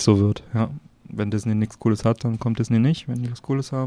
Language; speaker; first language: German; native; German